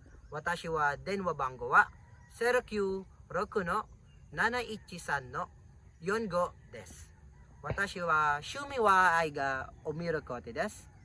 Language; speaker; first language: Japanese; non-native, learner; Filipino